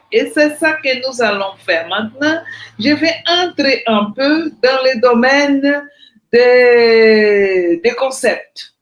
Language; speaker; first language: French; non-native, fluent; Portuguese